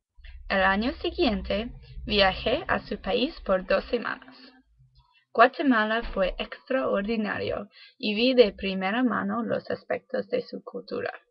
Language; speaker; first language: Spanish; non-native, learner; English